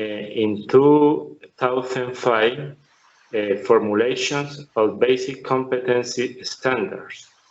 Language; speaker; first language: English; non-native, learner; Spanish